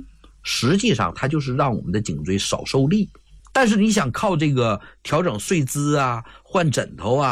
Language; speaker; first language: Chinese; native; Chinese